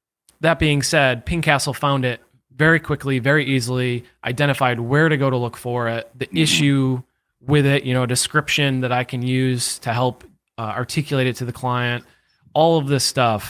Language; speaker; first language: English; native; English